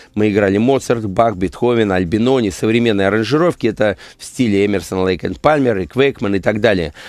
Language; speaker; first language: Russian; native; Russian